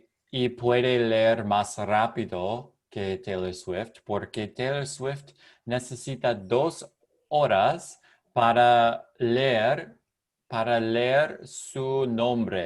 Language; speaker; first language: Spanish; non-native, learner; English